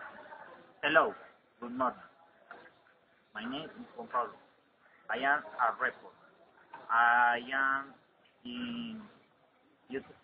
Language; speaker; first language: English; non-native, learner; Spanish